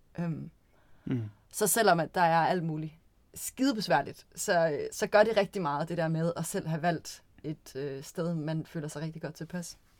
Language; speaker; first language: Danish; native; Danish